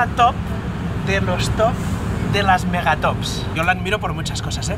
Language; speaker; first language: Spanish; native; Spanish